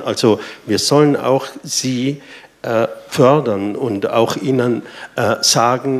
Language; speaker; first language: German; non-native, fluent; Arabic